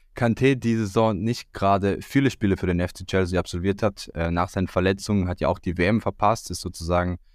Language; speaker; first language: German; early bilingual, other home language; Croatian